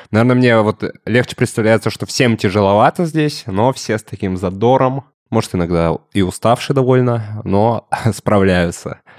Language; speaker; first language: Russian; native; Russian